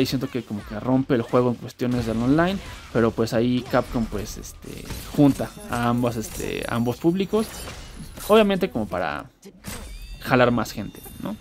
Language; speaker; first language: Spanish; native; Spanish